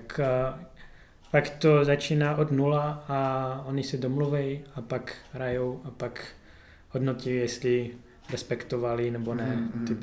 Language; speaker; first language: Czech; non-native, fluent; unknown